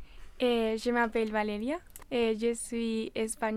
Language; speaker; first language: French; non-native, learner; Spanish